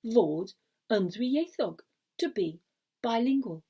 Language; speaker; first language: Welsh; non-native, fluent; English